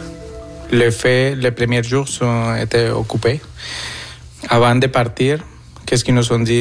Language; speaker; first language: French; non-native, fluent; Spanish